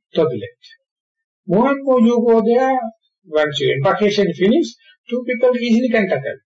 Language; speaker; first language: English; non-native, local second language; Sinhala